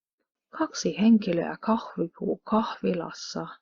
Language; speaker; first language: Finnish; non-native, fluent; Hungarian